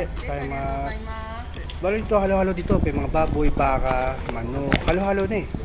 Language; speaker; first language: Filipino; native; Filipino